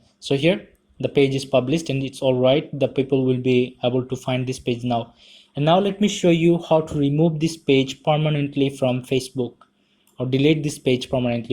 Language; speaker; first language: English; non-native, fluent; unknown